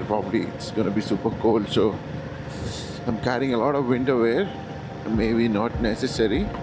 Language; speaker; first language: English; non-native, local second language; Malayalam